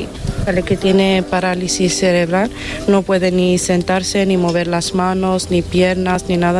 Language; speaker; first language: Spanish; non-native, fluent; Italian